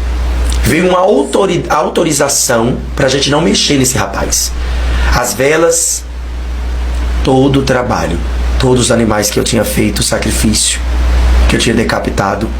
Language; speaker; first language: Portuguese; native; Portuguese